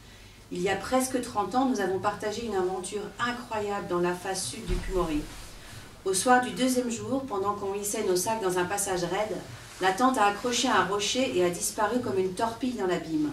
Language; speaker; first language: French; native; French